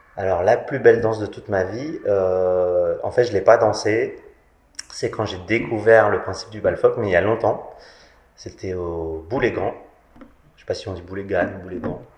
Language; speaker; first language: French; native; French